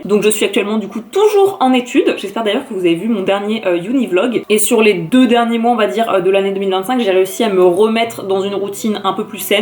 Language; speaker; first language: French; native; French